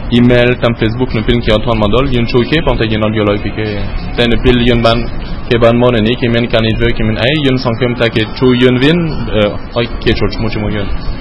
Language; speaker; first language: Khmer; early bilingual, heritage; Khmer